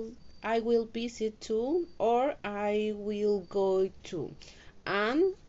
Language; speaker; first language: English; non-native, learner; Spanish